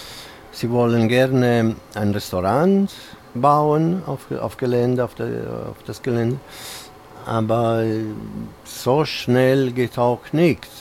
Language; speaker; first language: German; non-native, fluent; Italian